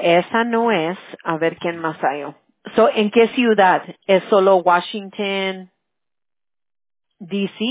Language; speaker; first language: Spanish; early bilingual, heritage; English